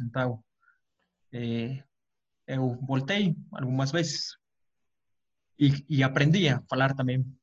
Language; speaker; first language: Portuguese; non-native, fluent; Spanish